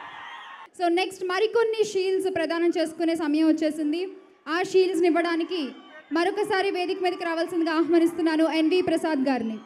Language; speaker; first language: Telugu; native; Telugu